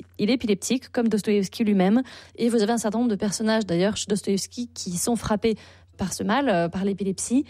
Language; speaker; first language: French; native; French